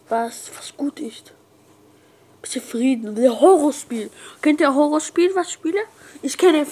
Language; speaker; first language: German; non-native, learner; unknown